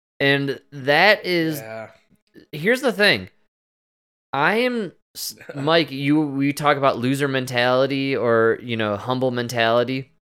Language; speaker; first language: English; native; English